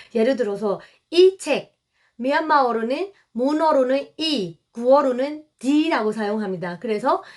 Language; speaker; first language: Korean; non-native, fluent; Burmese